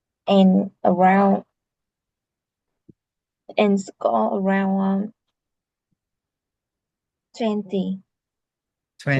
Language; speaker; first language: English; non-native, learner; Vietnamese